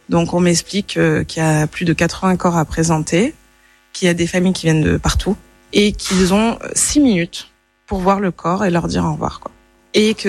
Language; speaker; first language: French; native; French